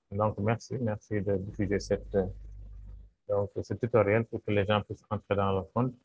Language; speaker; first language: French; non-native, local second language; Wolof